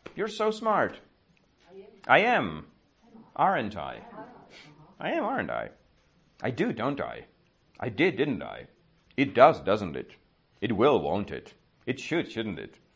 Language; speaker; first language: English; non-native, fluent; Czech